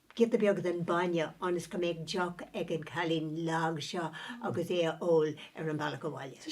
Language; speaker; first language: Irish; non-native, local second language; English